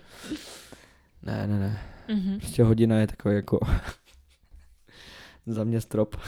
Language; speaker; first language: Czech; native; Czech